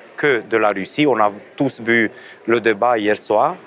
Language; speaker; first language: French; non-native, fluent; Romanian